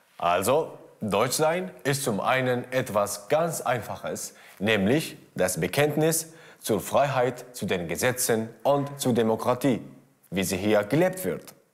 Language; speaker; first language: German; non-native, fluent; Arabic